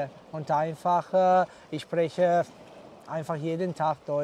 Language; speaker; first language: German; non-native, learner; Italian